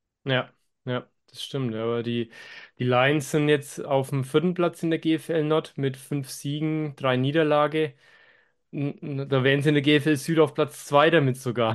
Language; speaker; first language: German; native; German